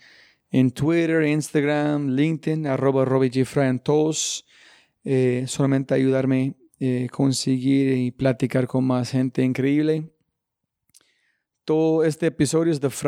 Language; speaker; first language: Spanish; non-native, learner; English